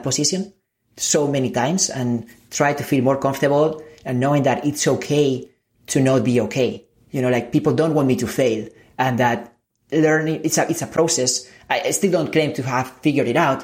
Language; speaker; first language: English; non-native, fluent; Spanish